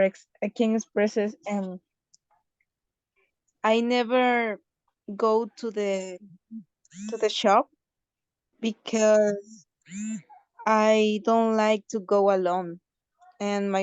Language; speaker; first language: English; non-native, learner; Spanish